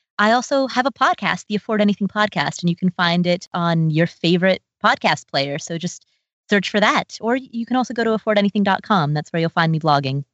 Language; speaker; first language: English; early bilingual, other home language; Nepali